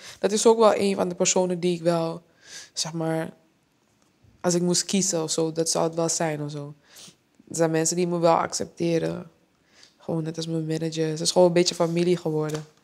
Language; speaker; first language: Dutch; early bilingual, other home language; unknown